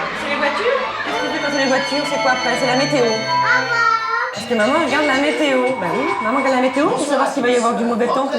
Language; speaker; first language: French; native; French